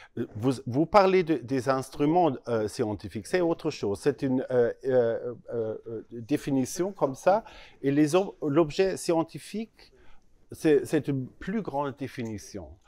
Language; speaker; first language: French; non-native, learner; German